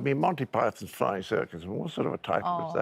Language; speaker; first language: English; native; English